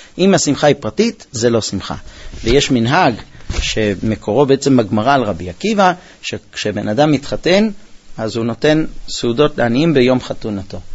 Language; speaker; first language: Hebrew; early bilingual, heritage; Hebrew